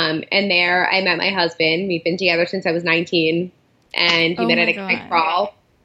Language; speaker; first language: English; native; English